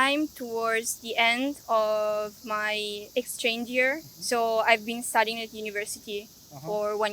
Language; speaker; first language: English; non-native, fluent; Italian